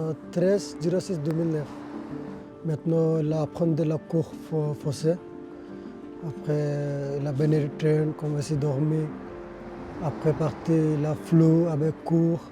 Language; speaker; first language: French; non-native, learner; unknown